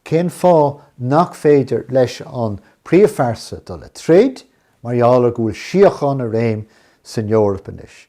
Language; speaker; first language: Irish; non-native, local second language; English